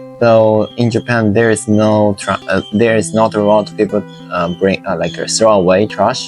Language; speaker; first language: English; non-native, learner; Japanese